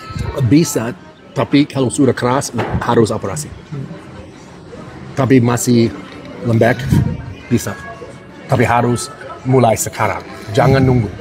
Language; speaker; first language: Indonesian; non-native, fluent; English